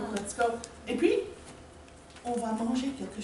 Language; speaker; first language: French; non-native, learner; English